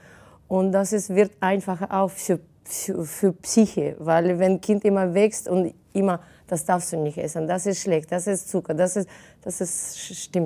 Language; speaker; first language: German; non-native, fluent; Russian